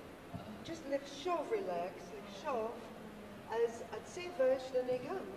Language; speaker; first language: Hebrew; non-native, learner; English